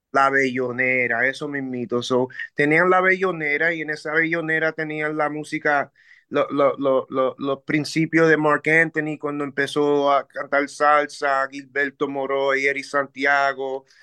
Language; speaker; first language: Spanish; early bilingual, heritage; Spanish